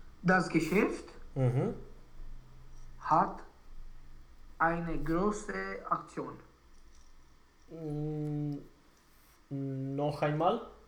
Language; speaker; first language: German; non-native, learner; Romanian